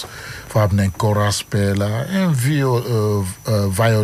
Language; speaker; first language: Dutch; non-native, learner; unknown